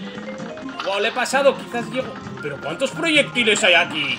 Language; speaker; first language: Spanish; native; Spanish